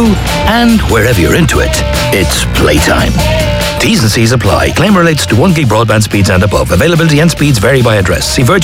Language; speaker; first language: English; native; English